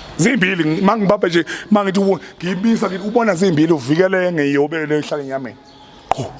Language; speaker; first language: Zulu; native; Zulu